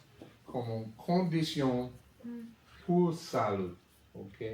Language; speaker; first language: French; non-native, learner; English